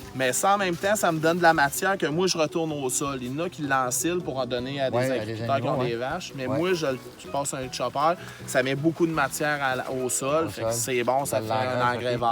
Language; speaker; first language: French; native; French